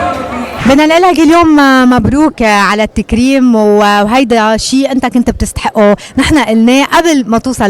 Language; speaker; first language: Arabic; native; Arabic